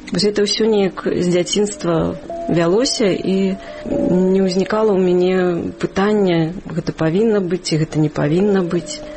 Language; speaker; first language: Belarusian; non-native, local second language; Russian